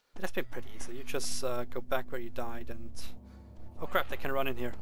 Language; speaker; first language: English; non-native, fluent; Swiss German